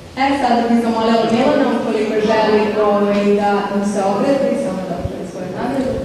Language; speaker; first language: Serbian; native; Serbian